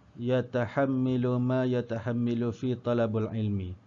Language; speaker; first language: Arabic; non-native, learner; Malay